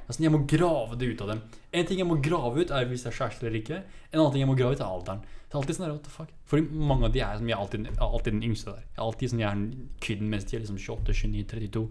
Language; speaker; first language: Norwegian; early bilingual, other home language; Kurdish